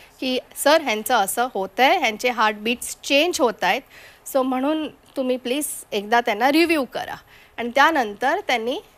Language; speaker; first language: Marathi; non-native, local second language; Konkani